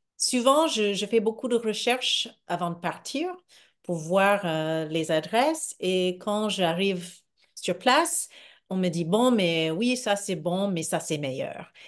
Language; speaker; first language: French; non-native, fluent; English